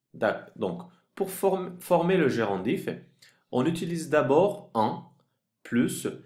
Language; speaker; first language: French; non-native, fluent; Turkish